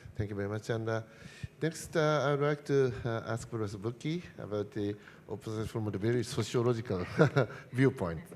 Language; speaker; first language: English; non-native, fluent; Japanese